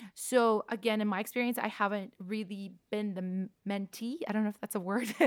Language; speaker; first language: English; non-native, fluent; Russian